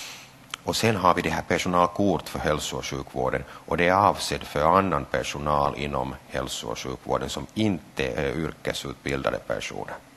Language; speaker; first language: Swedish; non-native, local second language; Finnish